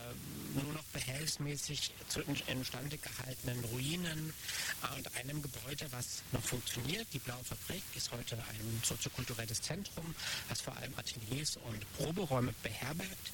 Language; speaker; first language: German; native; German